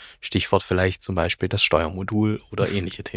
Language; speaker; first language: German; native; German